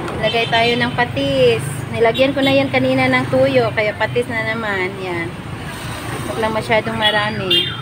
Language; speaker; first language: Filipino; native; Filipino